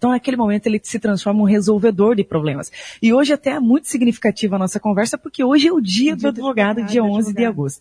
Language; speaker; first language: Portuguese; native; Portuguese